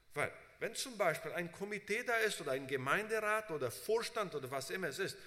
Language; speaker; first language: German; early bilingual, heritage; Portuguese